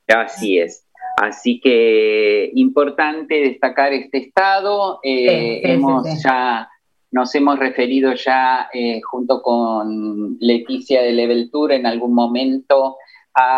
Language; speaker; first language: Spanish; native; Spanish